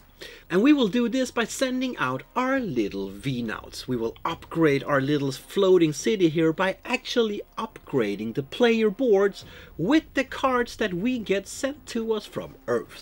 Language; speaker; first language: English; non-native, fluent; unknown